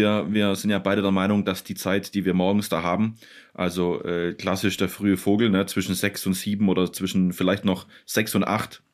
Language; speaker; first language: German; native; German